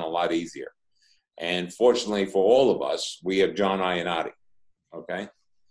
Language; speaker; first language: English; native; English